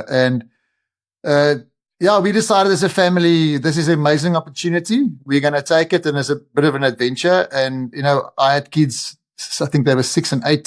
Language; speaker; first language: English; non-native, local second language; Afrikaans